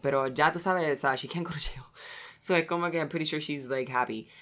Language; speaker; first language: English; non-native, local second language; Spanish